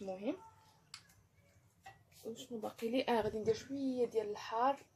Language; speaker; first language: Arabic; native; Arabic